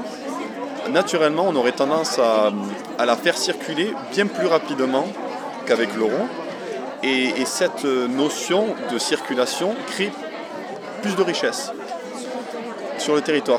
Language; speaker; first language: French; native; French